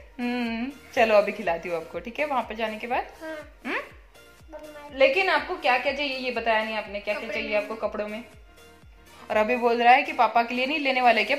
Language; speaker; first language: Hindi; native; Hindi